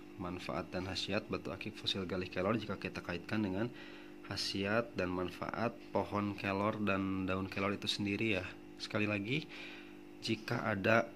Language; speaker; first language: Indonesian; non-native, local second language; Sundanese